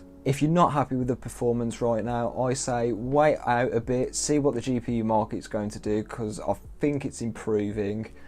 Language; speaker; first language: English; native; English